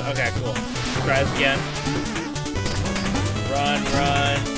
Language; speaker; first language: English; native; English